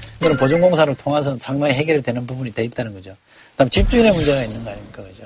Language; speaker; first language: Korean; native; Korean